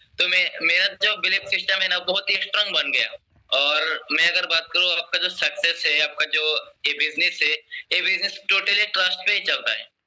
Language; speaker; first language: Hindi; non-native, local second language; Assamese